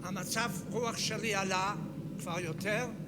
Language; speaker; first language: Hebrew; non-native, fluent; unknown